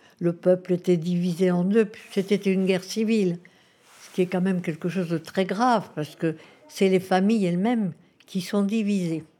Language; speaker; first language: French; early bilingual, other home language; Spanish